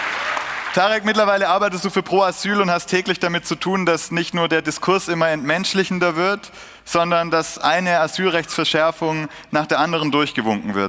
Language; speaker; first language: German; native; German